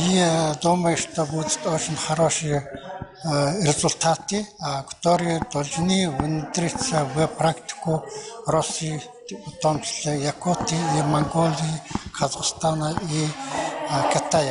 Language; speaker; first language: Russian; non-native, learner; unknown